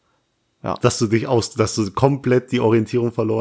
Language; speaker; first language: German; native; German